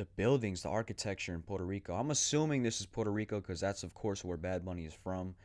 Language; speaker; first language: English; native; English